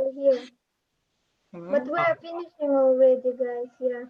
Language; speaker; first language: English; non-native, learner; Russian